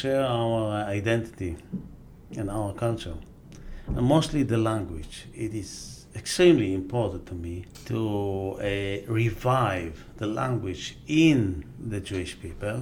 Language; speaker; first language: English; non-native, fluent; Aramaic